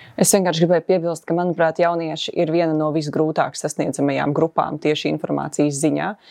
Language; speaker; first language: Latvian; native; Latvian